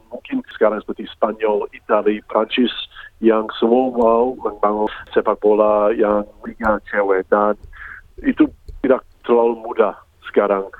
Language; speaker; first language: Indonesian; early bilingual, heritage; English